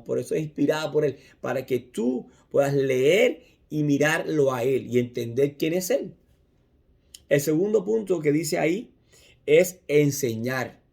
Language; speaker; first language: Spanish; native; Spanish